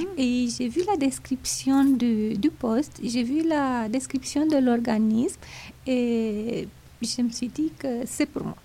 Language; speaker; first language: French; non-native, fluent; Romanian